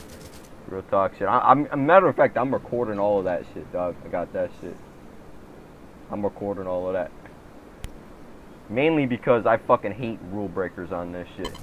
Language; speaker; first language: English; native; English